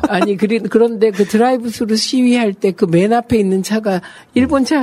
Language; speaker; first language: Korean; native; Korean